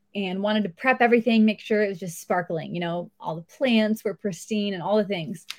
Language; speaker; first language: English; native; English